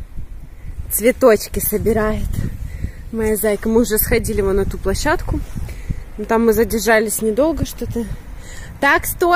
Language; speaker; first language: Russian; native; Russian